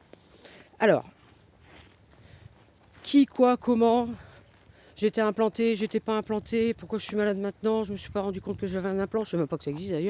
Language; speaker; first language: French; native; French